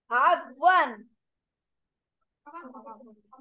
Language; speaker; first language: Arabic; non-native, learner; Bangla